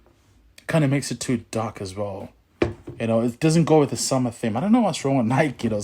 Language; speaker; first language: English; native; English